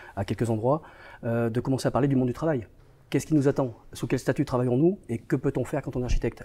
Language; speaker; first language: French; native; French